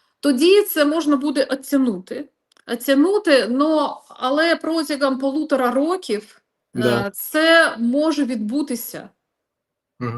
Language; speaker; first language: Ukrainian; non-native, local second language; Russian